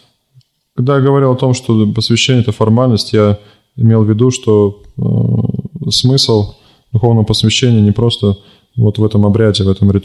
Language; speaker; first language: Russian; native; Russian